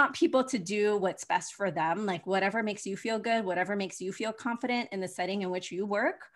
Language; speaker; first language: English; early bilingual, other home language; Hindi